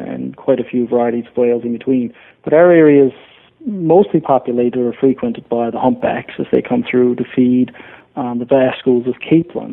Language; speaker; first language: English; native; English